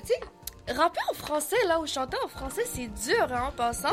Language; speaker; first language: French; native; French